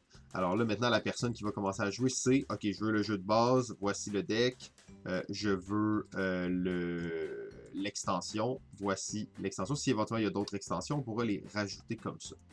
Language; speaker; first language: French; native; French